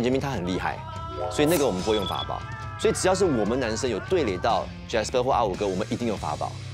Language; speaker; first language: Chinese; native; Chinese